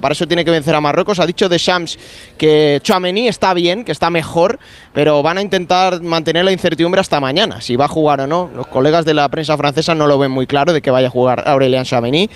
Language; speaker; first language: Spanish; native; Spanish